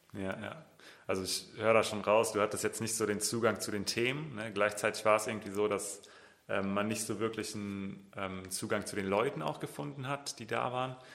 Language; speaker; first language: German; native; German